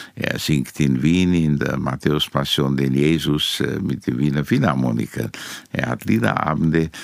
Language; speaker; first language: German; non-native, fluent; Romanian